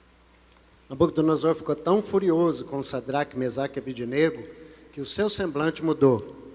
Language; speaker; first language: Portuguese; native; Portuguese